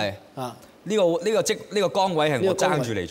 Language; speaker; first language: Cantonese; native; Cantonese